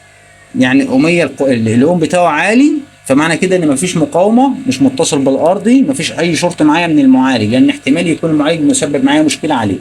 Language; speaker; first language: Arabic; native; Arabic